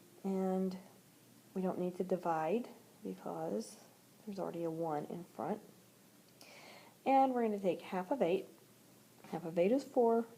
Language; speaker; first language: English; native; English